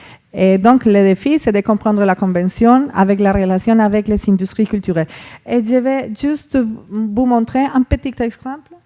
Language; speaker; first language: French; non-native, fluent; Spanish